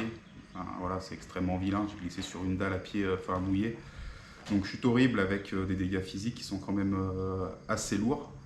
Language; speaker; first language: French; native; French